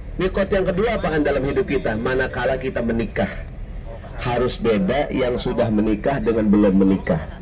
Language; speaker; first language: Indonesian; native; Indonesian